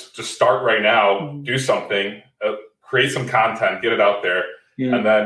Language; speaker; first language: English; native; English